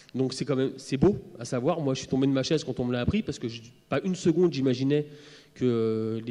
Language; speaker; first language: French; native; French